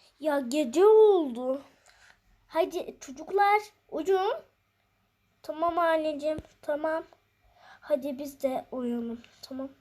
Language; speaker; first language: Turkish; early bilingual, heritage; Turkish